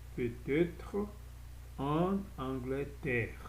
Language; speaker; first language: French; non-native, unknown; Portuguese